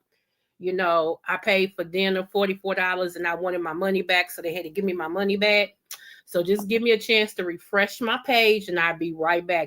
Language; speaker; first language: English; native; English